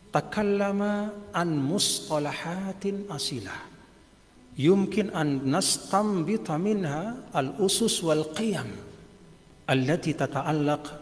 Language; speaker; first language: Arabic; non-native, fluent; Sasak